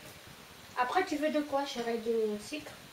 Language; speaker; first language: French; non-native, fluent; Filipino